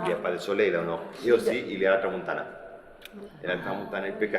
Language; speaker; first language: French; non-native, local second language; Catalan